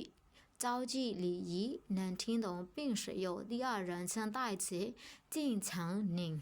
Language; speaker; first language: Chinese; non-native, fluent; Burmese